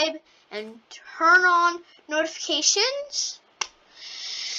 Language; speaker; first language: English; native; English